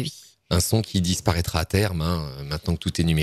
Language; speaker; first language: French; native; French